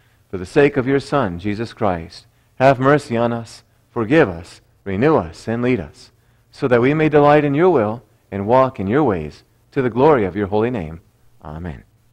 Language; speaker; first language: English; native; English